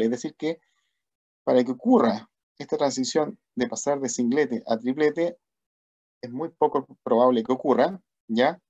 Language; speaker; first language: Spanish; native; Spanish